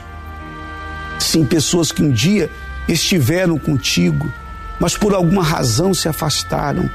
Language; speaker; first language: Portuguese; native; Portuguese